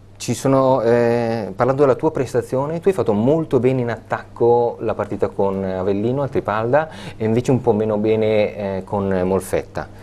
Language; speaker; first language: Italian; native; Italian